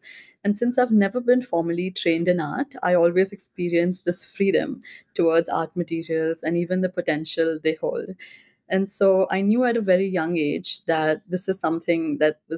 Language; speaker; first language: English; non-native, local second language; Hindi